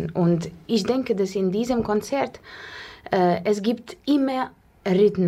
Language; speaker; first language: German; non-native, learner; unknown